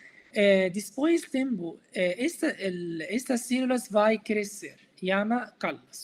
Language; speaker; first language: Spanish; non-native, learner; Arabic